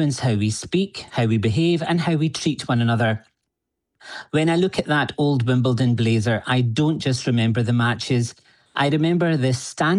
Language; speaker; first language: English; native; English